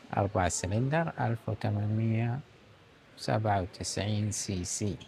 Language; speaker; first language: Arabic; native; Arabic